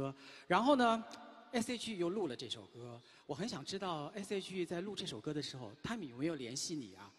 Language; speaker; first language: Chinese; native; Chinese